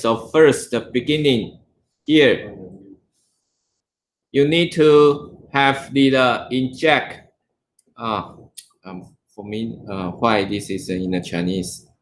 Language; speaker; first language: English; non-native, learner; Chinese